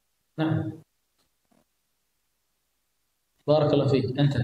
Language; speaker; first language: Arabic; non-native, fluent; Indonesian